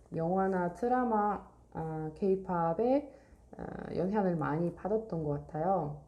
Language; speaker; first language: Korean; non-native, fluent; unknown